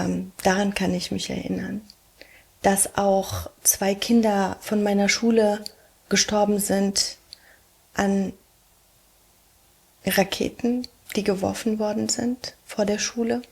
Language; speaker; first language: German; early bilingual, heritage; German